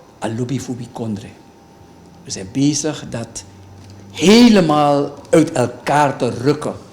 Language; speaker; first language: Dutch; native; Dutch